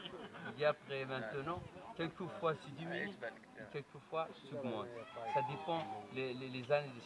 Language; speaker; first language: French; non-native, learner; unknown